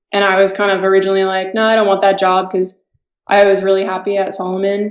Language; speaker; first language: English; native; English